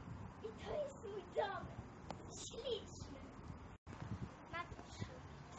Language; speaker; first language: Polish; early bilingual, heritage; Polish